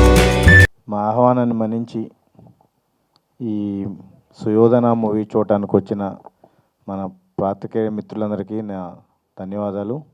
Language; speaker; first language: Telugu; native; Telugu